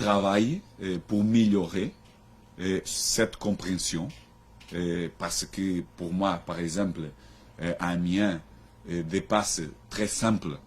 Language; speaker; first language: French; non-native, learner; Portuguese